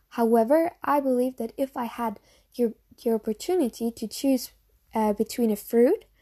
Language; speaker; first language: English; non-native, fluent; German